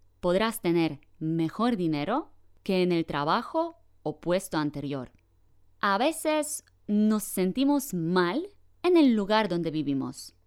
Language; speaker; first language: Spanish; non-native, fluent; Polish